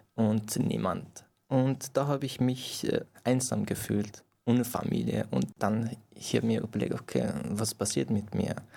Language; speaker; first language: German; non-native, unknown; Persian